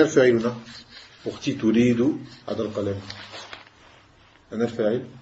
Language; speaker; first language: Arabic; non-native, fluent; French